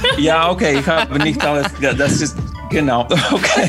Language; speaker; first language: German; non-native, fluent; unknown